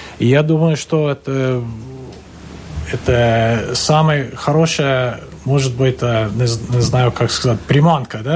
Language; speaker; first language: Russian; non-native, fluent; English